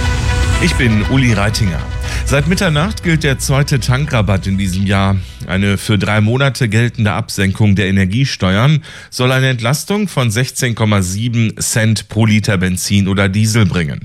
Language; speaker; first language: German; native; German